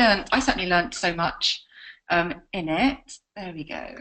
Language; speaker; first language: English; native; English